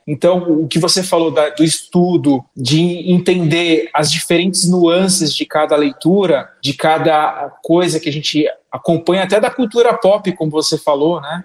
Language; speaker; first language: Portuguese; native; Portuguese